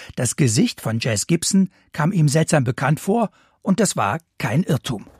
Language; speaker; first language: German; native; German